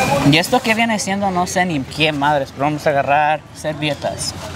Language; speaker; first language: Spanish; early bilingual, heritage; Spanish